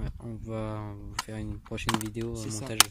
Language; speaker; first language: French; native; French